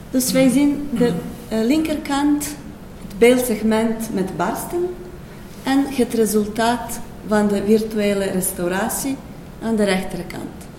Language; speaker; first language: Dutch; non-native, fluent; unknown